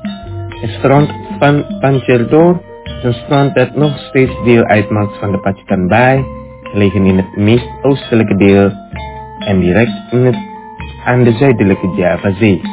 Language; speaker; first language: Dutch; non-native, fluent; Indonesian